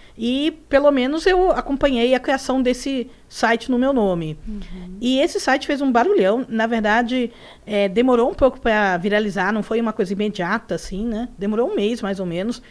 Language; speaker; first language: Portuguese; early bilingual, other home language; Spanish